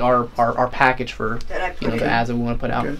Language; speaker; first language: English; native; English